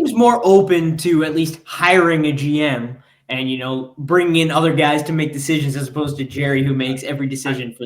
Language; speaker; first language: English; native; English